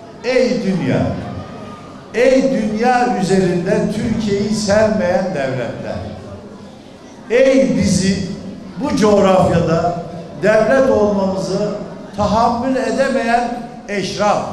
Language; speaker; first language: Turkish; native; Turkish